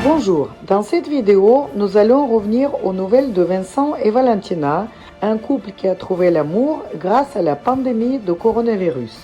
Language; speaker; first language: French; non-native, fluent; Russian